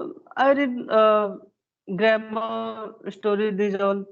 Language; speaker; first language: English; non-native, learner; Hindi